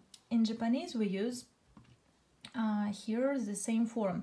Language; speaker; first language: English; non-native, fluent; Russian